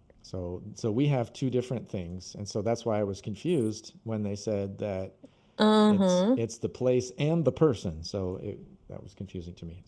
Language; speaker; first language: English; non-native, fluent; Portuguese